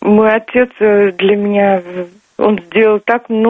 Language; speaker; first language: Russian; non-native, local second language; Turkmen